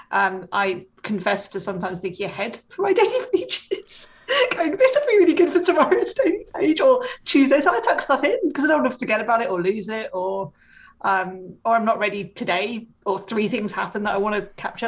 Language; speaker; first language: English; native; English